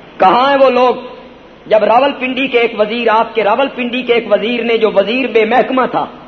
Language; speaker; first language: Urdu; non-native, local second language; Punjabi